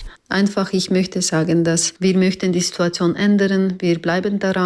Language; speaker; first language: German; non-native, learner; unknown